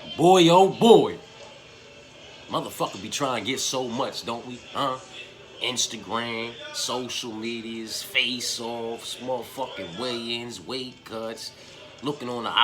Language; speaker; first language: English; native; English